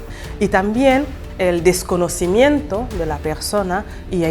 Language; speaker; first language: Spanish; non-native, fluent; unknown